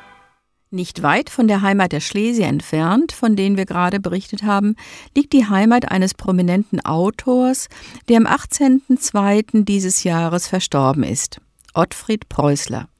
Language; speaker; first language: German; native; German